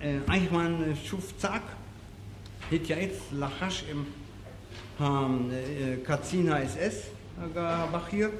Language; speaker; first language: Hebrew; non-native, fluent; German